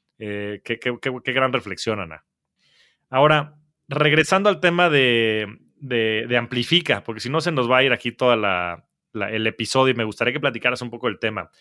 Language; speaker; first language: Spanish; native; Spanish